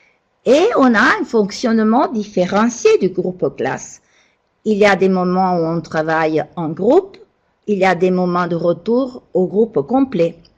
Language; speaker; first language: French; non-native, fluent; Italian